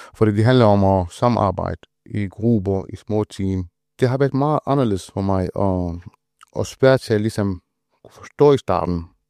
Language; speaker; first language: Danish; non-native, fluent; Arabic